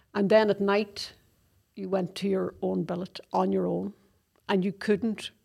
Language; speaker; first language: English; native; English